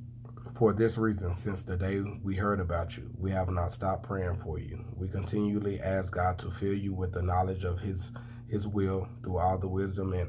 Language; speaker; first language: English; native; English